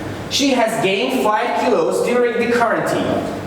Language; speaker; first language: English; non-native, fluent; Turkish